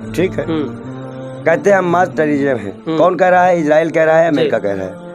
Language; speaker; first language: Hindi; native; Hindi